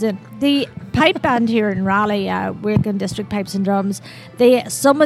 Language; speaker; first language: English; native; English